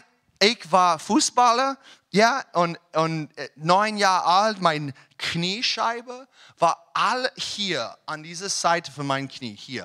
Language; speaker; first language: German; non-native, learner; English